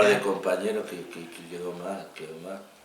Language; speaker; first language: Spanish; native; Spanish